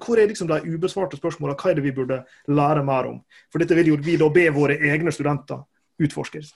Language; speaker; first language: Norwegian; native; Norwegian